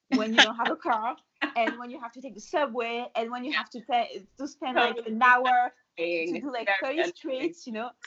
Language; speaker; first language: English; non-native, fluent; French